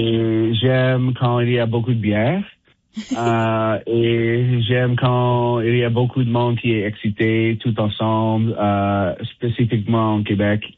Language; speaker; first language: French; non-native, fluent; English